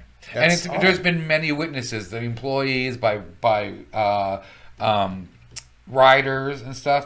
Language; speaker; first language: English; native; English